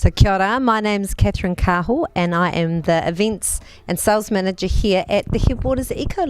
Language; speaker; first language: English; native; English